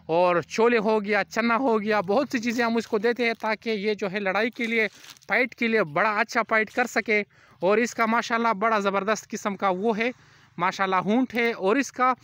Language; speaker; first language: Urdu; non-native, local second language; Pashto